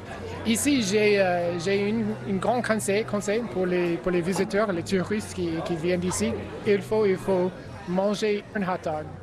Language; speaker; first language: French; non-native, learner; English